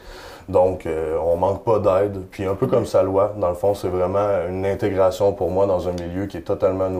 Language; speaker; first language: French; native; French